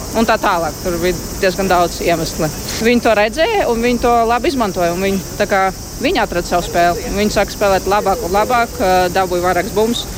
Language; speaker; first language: Latvian; non-native, local second language; Russian